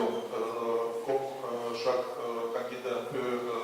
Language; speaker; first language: French; non-native, fluent; Russian